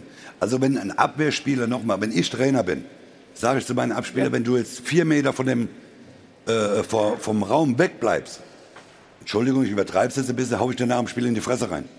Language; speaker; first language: German; native; German